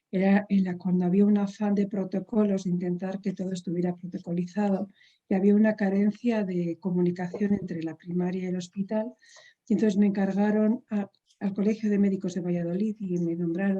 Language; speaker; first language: Spanish; native; Spanish